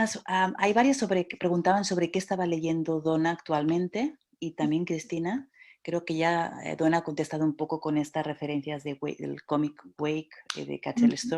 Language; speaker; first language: Spanish; native; Spanish